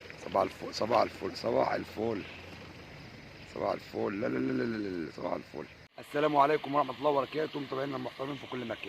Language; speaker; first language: Arabic; native; Arabic